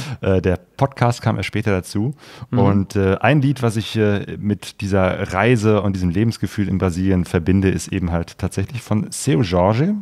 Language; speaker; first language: German; native; German